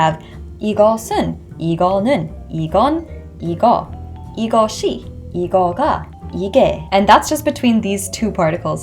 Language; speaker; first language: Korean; non-native, fluent; English